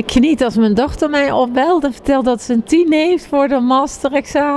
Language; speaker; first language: Dutch; native; Dutch